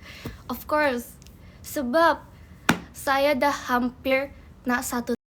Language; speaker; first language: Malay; non-native, learner; Indonesian